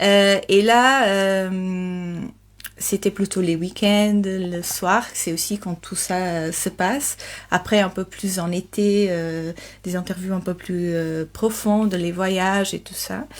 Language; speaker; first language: French; non-native, fluent; Portuguese